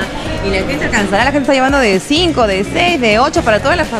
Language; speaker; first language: Spanish; native; Spanish